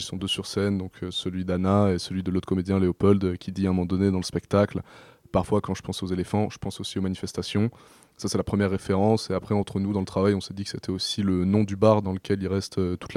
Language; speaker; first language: French; native; French